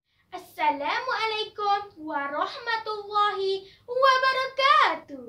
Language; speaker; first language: Arabic; non-native, learner; Malay